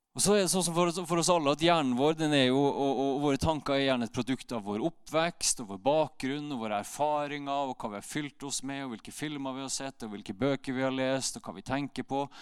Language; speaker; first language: Norwegian; native; Norwegian